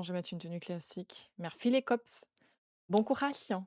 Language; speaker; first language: French; native; French